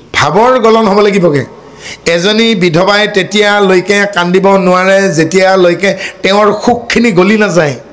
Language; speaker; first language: Assamese; non-native, local second language; Bodo